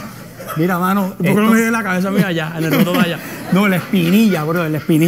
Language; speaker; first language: Spanish; native; Spanish